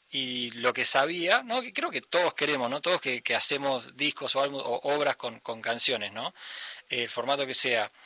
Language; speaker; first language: Spanish; native; Spanish